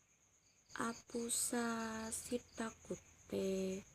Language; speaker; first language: Japanese; non-native, learner; Indonesian